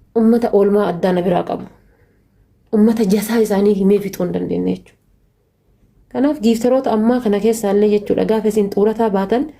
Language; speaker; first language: Oromo; early bilingual, heritage; Oromo